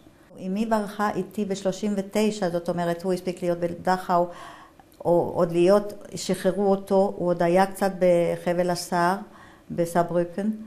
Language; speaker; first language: Hebrew; non-native, fluent; German